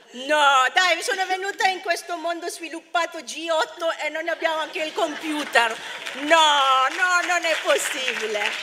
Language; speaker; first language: Italian; non-native, fluent; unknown